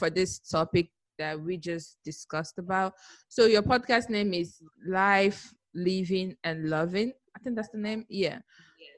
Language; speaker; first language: English; non-native, local second language; Igbo